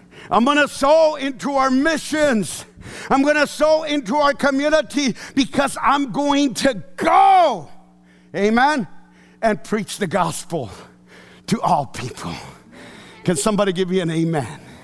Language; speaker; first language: English; early bilingual, other home language; Spanish